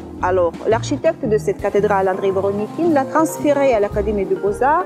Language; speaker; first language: French; non-native, fluent; Russian